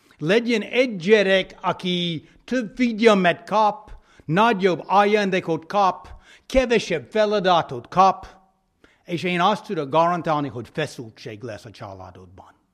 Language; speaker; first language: Hungarian; non-native, fluent; English